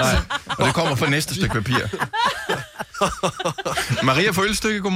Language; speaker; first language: Danish; native; Danish